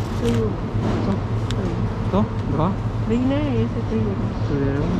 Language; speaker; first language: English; non-native, learner; Filipino